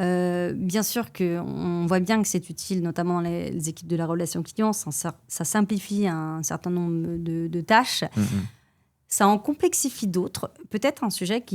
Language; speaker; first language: French; native; French